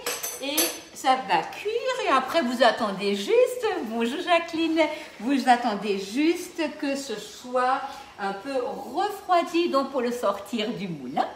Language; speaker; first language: French; native; French